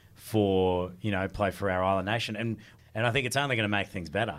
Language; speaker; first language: English; early bilingual, other home language; Tongan